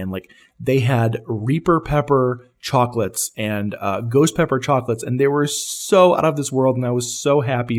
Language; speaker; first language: English; native; English